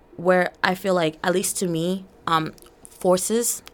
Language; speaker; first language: English; early bilingual, other home language; Portuguese